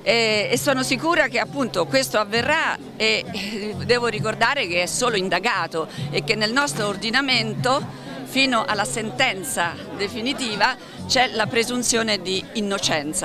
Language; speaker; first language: Italian; native; Italian